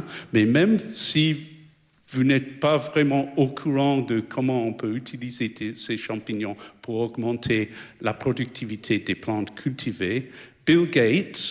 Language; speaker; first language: French; non-native, fluent; English